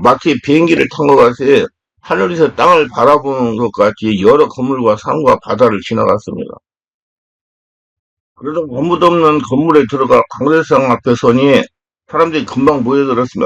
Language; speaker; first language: Korean; native; Korean